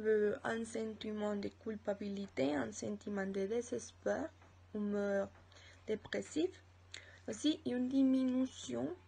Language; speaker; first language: French; non-native, learner; Spanish